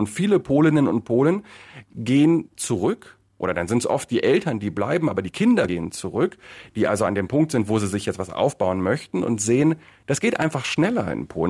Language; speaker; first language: German; native; German